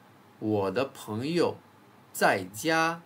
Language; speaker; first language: Chinese; non-native, fluent; Bulgarian